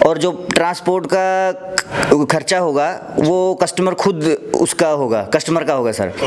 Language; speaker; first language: Hindi; native; Hindi